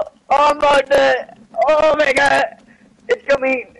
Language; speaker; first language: English; early bilingual, other home language; Spanish